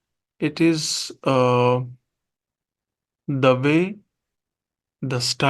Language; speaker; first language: English; non-native, local second language; Urdu